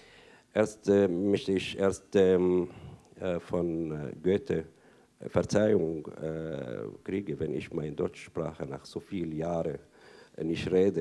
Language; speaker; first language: German; non-native, fluent; Arabic